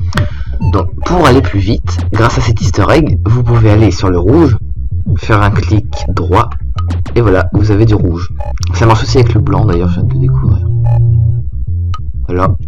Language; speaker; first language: French; native; French